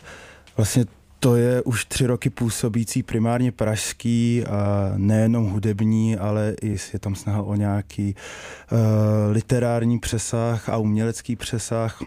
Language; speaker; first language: Czech; native; Czech